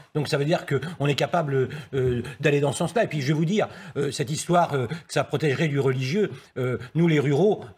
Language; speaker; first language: French; native; French